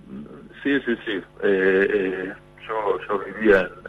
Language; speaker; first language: Spanish; non-native, fluent; Hungarian